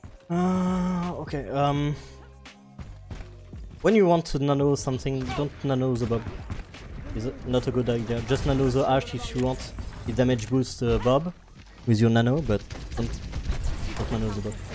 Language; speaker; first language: English; non-native, learner; French